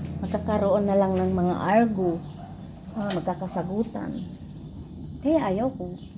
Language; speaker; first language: Filipino; non-native, local second language; Cebuano